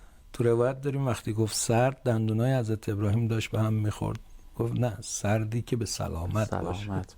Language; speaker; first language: Persian; native; Persian